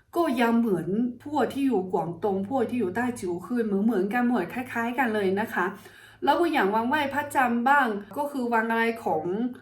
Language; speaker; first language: Thai; non-native, fluent; Chinese